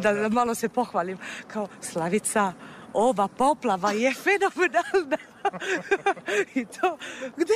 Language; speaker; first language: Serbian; non-native, fluent; Italian